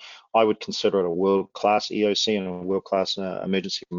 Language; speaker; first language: English; native; English